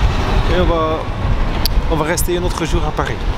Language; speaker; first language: French; non-native, learner; Dutch